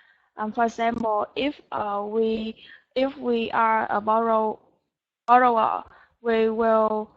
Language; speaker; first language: English; non-native, learner; Vietnamese